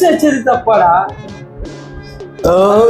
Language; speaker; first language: Tamil; native; Tamil